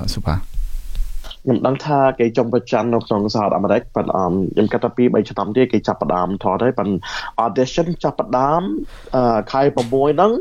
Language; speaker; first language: Khmer; early bilingual, heritage; Khmer